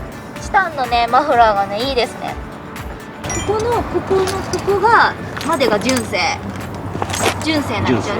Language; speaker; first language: Japanese; native; Japanese